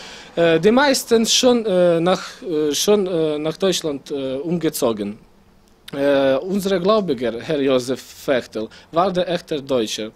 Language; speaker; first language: German; non-native, learner; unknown